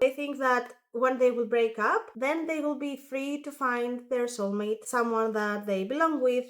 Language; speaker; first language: English; non-native, fluent; Greek